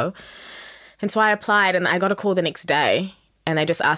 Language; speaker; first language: English; native; English